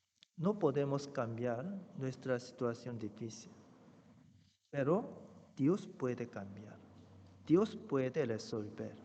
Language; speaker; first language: Spanish; non-native, fluent; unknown